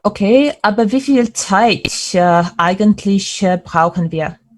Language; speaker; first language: German; non-native, fluent; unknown